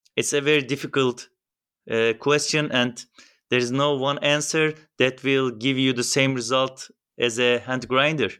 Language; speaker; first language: English; non-native, fluent; Turkish